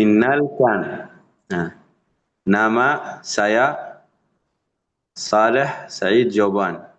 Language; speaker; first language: Indonesian; non-native, learner; Arabic